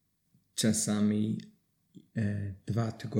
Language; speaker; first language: Polish; non-native, learner; English